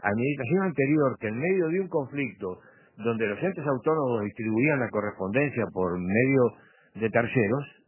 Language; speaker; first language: Spanish; native; Spanish